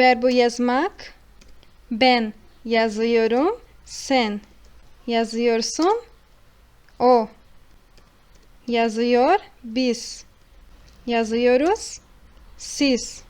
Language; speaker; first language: Turkish; non-native, fluent; Portuguese